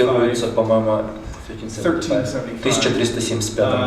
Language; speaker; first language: Russian; native; Russian